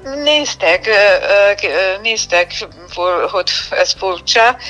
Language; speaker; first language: Hungarian; non-native, fluent; German